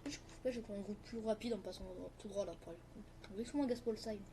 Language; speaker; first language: French; native; French